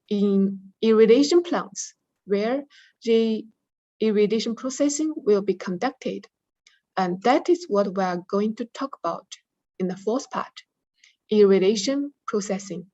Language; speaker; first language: English; non-native, fluent; Chinese